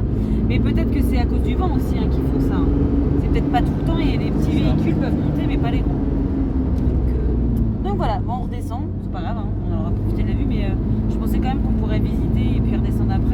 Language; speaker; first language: French; native; French